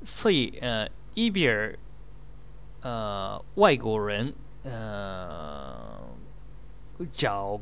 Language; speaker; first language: Chinese; non-native, learner; Japanese